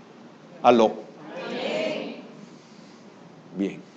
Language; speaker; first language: Spanish; native; Spanish